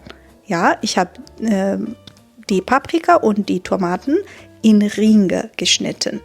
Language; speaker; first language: German; non-native, fluent; Persian